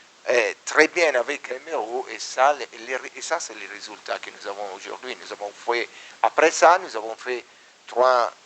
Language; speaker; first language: French; non-native, learner; Italian